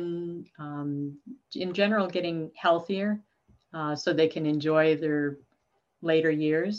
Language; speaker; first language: English; native; English